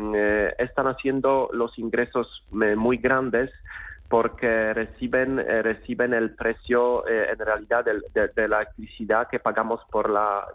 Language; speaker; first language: Spanish; non-native, fluent; Polish